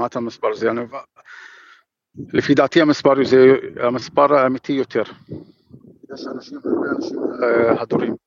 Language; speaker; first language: Hebrew; non-native, fluent; Arabic